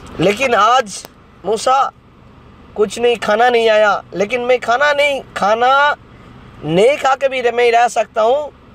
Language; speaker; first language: Hindi; non-native, local second language; Bangla